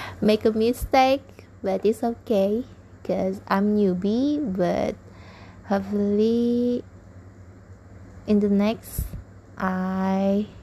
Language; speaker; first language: English; non-native, learner; Indonesian